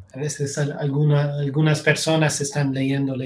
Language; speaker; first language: Spanish; non-native, fluent; English